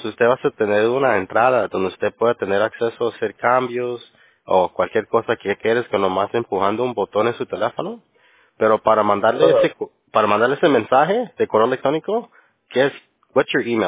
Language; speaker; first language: Spanish; early bilingual, heritage; Spanish